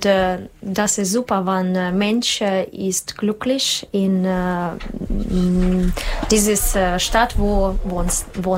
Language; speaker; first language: German; non-native, learner; Russian